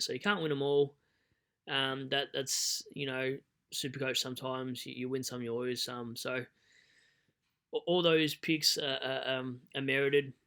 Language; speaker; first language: English; native; English